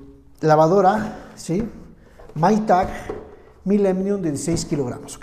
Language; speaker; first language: Spanish; native; Spanish